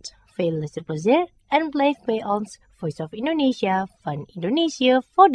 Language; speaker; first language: Dutch; non-native, fluent; Indonesian